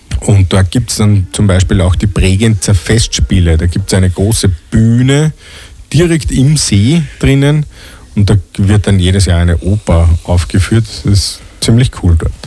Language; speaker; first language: German; native; German